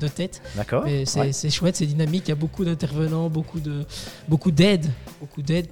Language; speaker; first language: French; native; French